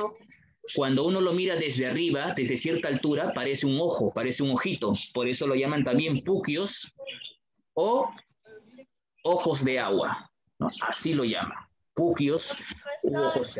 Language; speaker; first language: Spanish; native; Spanish